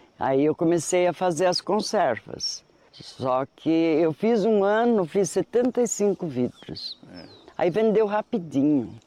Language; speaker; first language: Portuguese; native; Portuguese